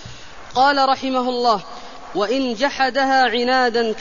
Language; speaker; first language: Arabic; native; Arabic